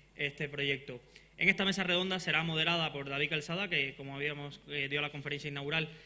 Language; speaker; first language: Spanish; native; Spanish